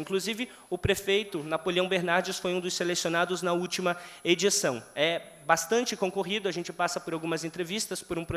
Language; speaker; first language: Portuguese; native; Portuguese